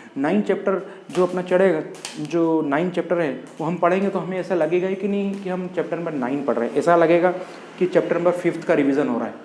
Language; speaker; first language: Hindi; native; Hindi